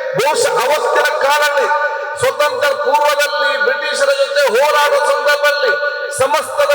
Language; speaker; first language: Kannada; non-native, local second language; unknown